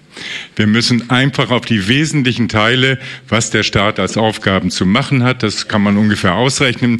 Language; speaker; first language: German; native; German